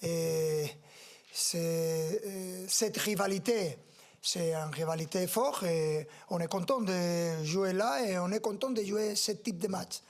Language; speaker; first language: French; non-native, fluent; Spanish